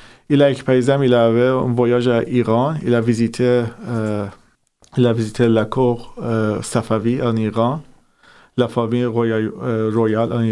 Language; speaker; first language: French; non-native, fluent; Persian